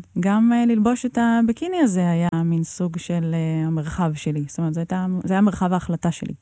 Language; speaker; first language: Hebrew; native; Hebrew